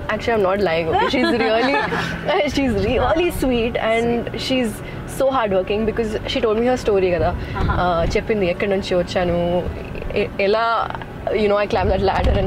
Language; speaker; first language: Telugu; non-native, local second language; Hindi